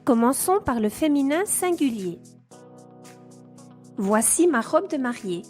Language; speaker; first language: French; non-native, fluent; Spanish